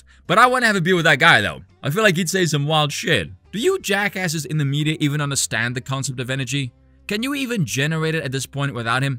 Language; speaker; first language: English; native; English